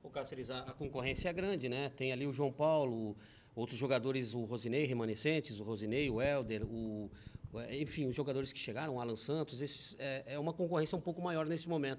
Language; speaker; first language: Portuguese; native; Portuguese